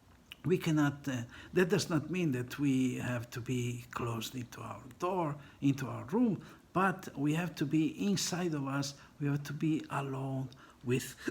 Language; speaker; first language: English; non-native, fluent; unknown